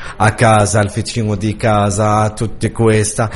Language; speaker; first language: Italian; non-native, learner; Arabic